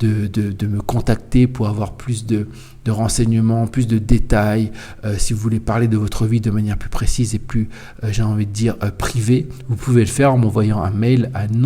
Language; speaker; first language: French; native; French